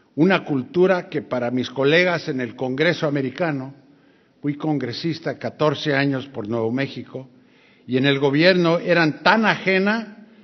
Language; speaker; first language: Spanish; early bilingual, other home language; English